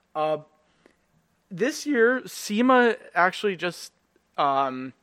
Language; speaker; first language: English; native; English